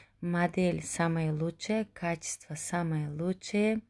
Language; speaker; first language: Russian; non-native, local second language; Tajik